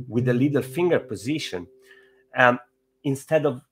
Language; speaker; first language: English; non-native, fluent; Italian